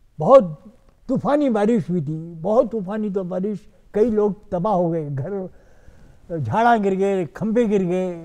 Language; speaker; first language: Hindi; non-native, local second language; Urdu